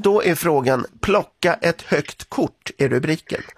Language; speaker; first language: Swedish; native; Swedish